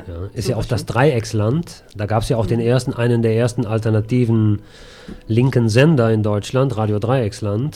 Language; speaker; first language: German; native; German